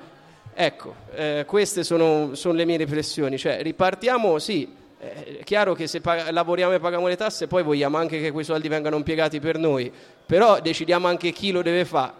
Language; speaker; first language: Italian; native; Italian